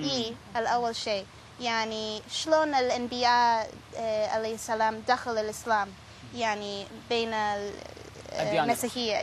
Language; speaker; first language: Arabic; non-native, learner; Spanish